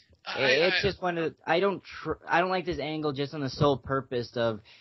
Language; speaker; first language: English; native; English